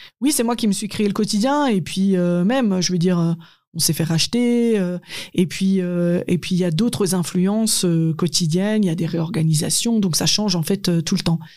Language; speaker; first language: French; native; French